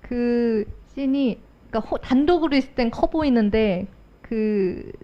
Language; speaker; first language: Korean; native; Korean